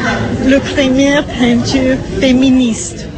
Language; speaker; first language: French; non-native, learner; English